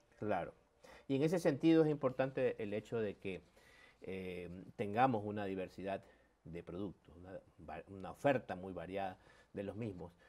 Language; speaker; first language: Spanish; native; Spanish